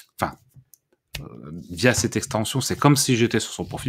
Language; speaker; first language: French; native; French